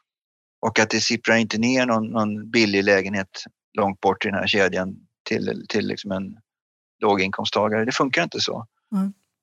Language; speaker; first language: Swedish; native; Swedish